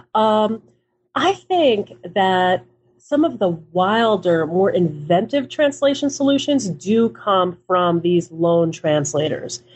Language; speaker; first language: English; early bilingual, other home language; Hebrew